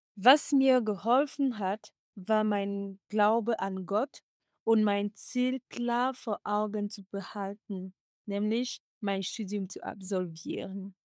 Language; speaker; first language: German; non-native, fluent; French